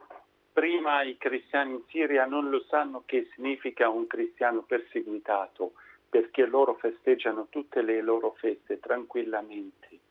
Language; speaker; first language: Italian; non-native, fluent; Arabic